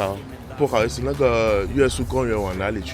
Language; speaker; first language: Chinese; non-native, fluent; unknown